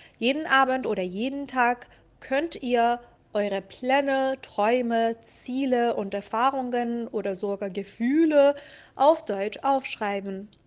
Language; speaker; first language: German; non-native, fluent; Persian